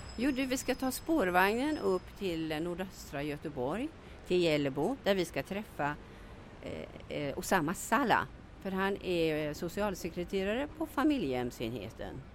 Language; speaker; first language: Swedish; native; Swedish